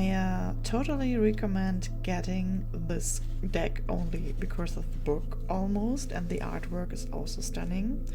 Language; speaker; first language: English; non-native, fluent; German